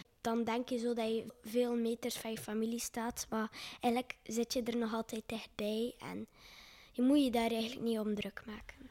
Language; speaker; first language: Dutch; native; Dutch